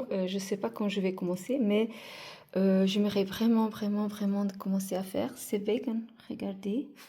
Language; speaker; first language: French; non-native, fluent; Portuguese